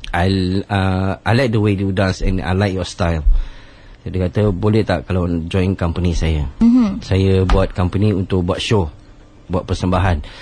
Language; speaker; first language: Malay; non-native, local second language; Chinese